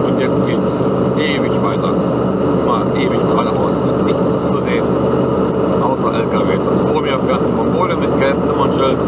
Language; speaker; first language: German; native; German